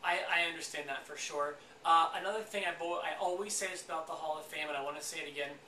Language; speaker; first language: English; native; English